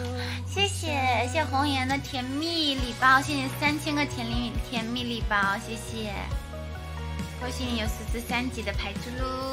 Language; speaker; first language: Chinese; native; Chinese